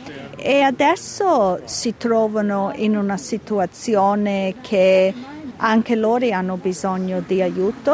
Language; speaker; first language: Italian; early bilingual, heritage; Italian